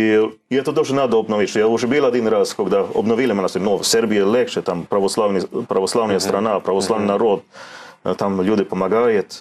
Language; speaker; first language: Russian; non-native, learner; Swedish